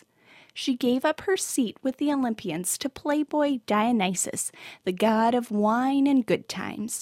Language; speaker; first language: English; native; English